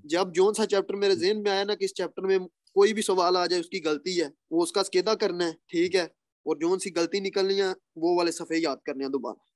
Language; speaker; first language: Urdu; non-native, local second language; Punjabi